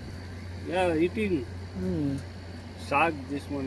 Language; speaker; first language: English; non-native, learner; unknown